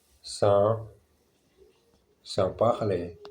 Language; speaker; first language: French; non-native, learner; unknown